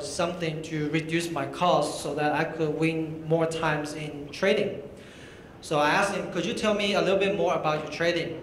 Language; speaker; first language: English; non-native, fluent; Chinese